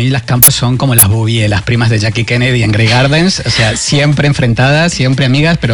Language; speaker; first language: Spanish; native; Spanish